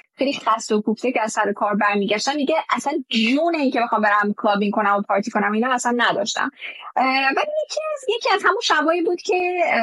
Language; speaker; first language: Persian; native; Persian